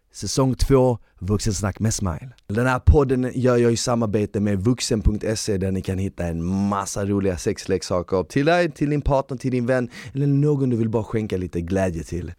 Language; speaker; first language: Swedish; early bilingual, other home language; Bosnian